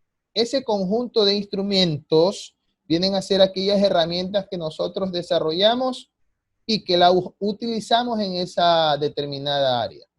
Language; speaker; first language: Spanish; native; Spanish